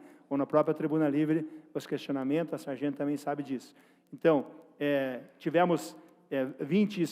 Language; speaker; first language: Portuguese; native; Portuguese